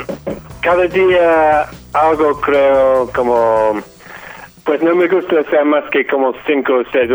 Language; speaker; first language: Spanish; non-native, fluent; English